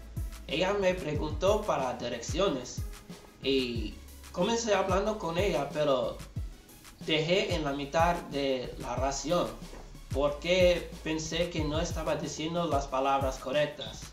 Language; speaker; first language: Spanish; non-native, learner; English